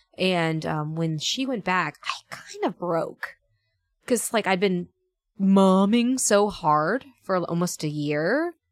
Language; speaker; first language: English; native; English